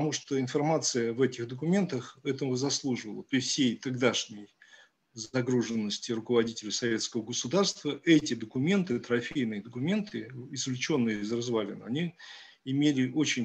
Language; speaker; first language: Russian; native; Russian